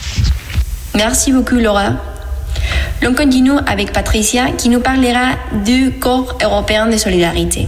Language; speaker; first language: French; non-native, fluent; Spanish